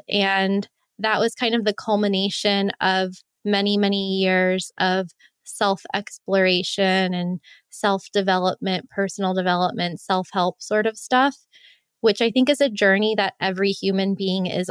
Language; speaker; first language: English; native; English